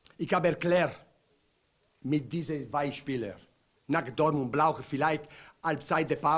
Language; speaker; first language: German; non-native, learner; Italian